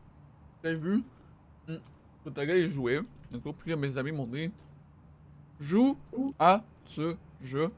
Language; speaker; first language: French; native; French